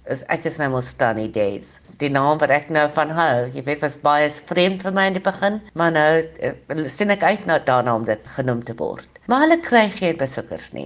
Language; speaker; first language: Afrikaans; non-native, local second language; English